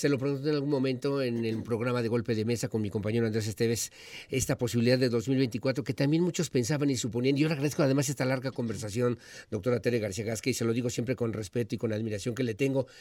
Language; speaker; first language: Spanish; native; Spanish